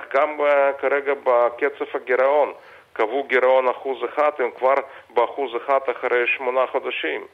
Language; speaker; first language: Hebrew; non-native, fluent; Russian